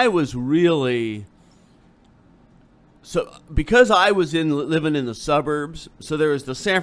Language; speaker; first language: English; native; English